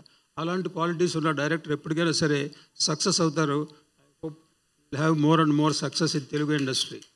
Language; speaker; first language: Telugu; native; Telugu